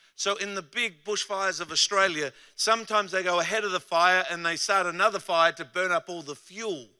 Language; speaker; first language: English; native; English